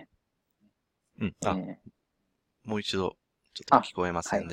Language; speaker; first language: Japanese; non-native, learner; English